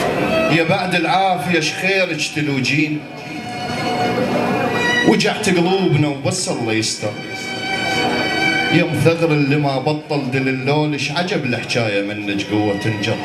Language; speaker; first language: Arabic; native; Arabic